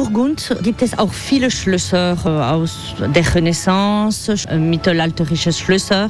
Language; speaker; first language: German; non-native, fluent; French